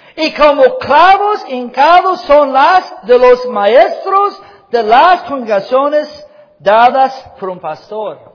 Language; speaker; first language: Spanish; non-native, fluent; English